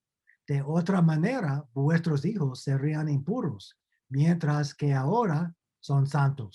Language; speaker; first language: Spanish; non-native, fluent; English